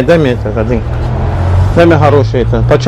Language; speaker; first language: Russian; non-native, learner; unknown